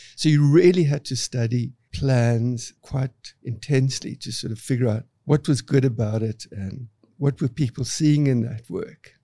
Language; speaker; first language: English; native; English